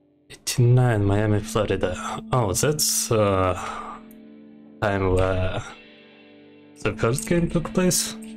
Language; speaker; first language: English; non-native, learner; Russian